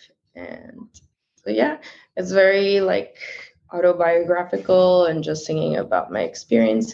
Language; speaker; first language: English; early bilingual, other home language; Spanish